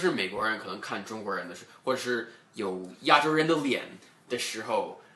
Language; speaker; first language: Chinese; non-native, fluent; English